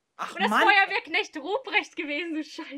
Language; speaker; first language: German; native; German